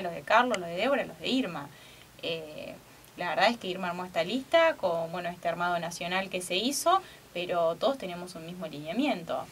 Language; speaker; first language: Spanish; native; Spanish